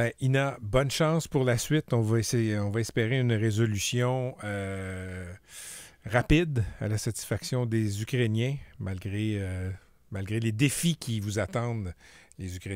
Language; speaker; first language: French; native; French